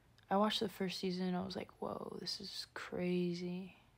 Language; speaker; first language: English; early bilingual, other home language; Spanish